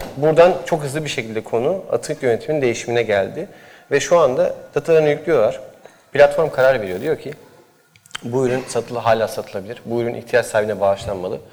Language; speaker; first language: Turkish; native; Turkish